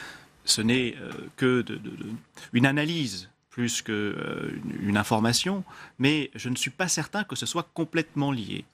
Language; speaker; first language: French; native; French